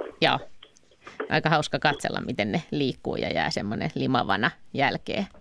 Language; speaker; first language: Finnish; native; Finnish